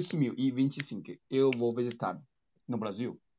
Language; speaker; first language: Portuguese; non-native, learner; Chinese